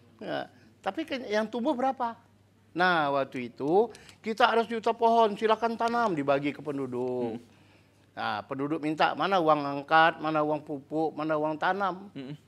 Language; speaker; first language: Indonesian; native; Indonesian